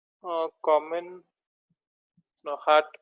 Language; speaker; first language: German; non-native, learner; Telugu